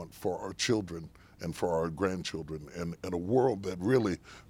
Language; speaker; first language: English; native; English